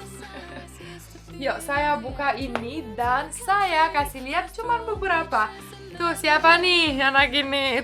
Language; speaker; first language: Indonesian; non-native, fluent; Romanian